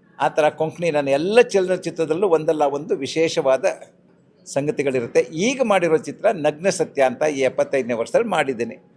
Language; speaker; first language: Kannada; non-native, local second language; Konkani